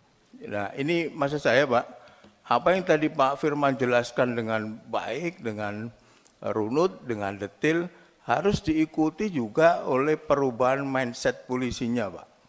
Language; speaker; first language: Indonesian; native; Indonesian